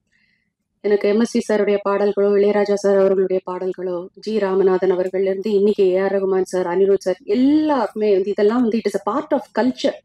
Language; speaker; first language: Tamil; native; Tamil